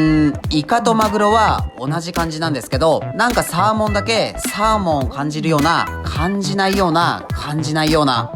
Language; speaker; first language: Japanese; native; Japanese